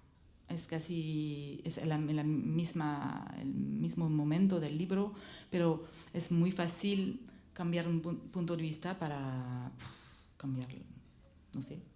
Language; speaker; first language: Spanish; non-native, learner; French